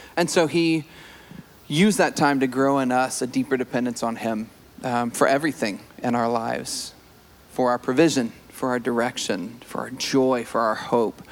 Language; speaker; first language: English; native; English